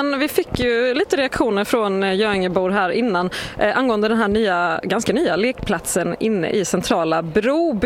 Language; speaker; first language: Swedish; native; Swedish